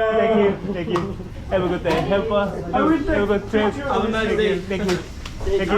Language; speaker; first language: English; non-native, learner; Korean